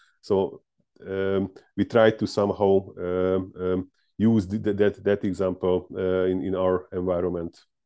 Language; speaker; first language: English; non-native, fluent; Hungarian